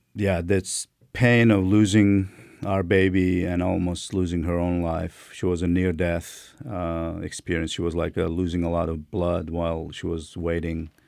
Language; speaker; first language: English; non-native, fluent; Turkmen